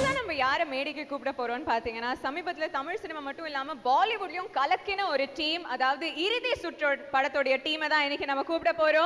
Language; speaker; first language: Tamil; native; Tamil